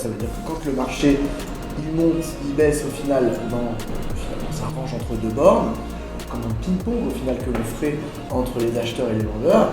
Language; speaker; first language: French; native; French